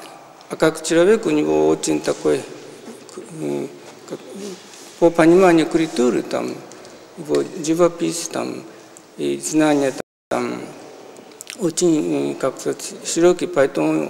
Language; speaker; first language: Russian; non-native, fluent; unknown